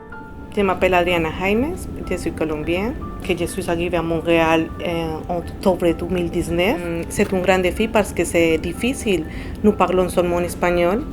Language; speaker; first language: French; non-native, learner; Spanish